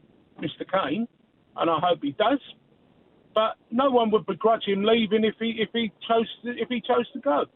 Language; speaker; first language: English; native; English